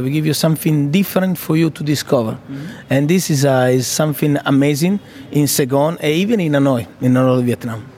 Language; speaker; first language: English; non-native, fluent; Italian